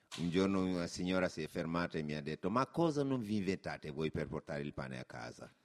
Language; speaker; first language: Italian; non-native, fluent; Wolof